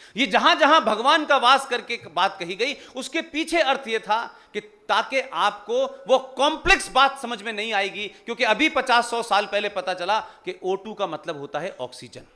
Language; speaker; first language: Hindi; native; Hindi